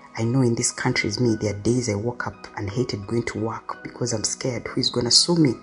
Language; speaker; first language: English; non-native, local second language; Ganda